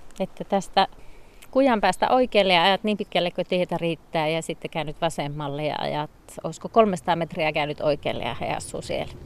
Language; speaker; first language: Finnish; native; Finnish